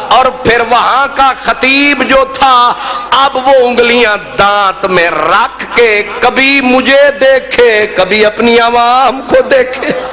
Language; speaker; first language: Urdu; non-native, local second language; Punjabi